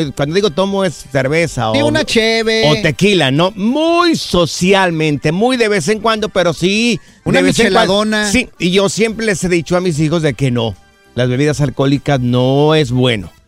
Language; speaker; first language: Spanish; native; Spanish